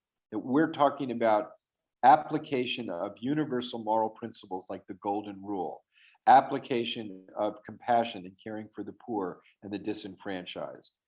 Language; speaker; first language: English; native; English